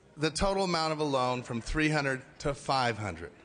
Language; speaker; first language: English; native; English